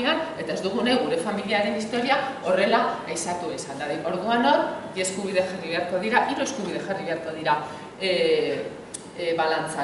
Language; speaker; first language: Basque; native; Basque